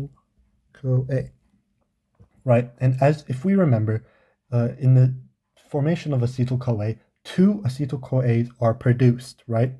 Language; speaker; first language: English; native; English